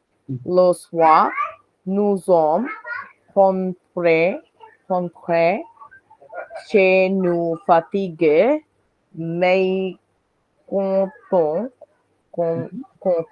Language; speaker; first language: French; non-native, learner; Bangla